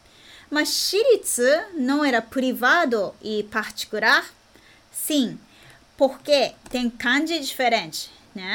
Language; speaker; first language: Portuguese; non-native, fluent; Japanese